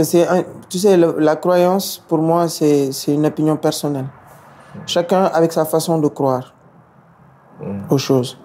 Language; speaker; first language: French; non-native, local second language; Wolof